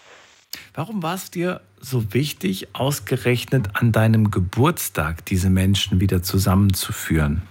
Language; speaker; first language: German; native; German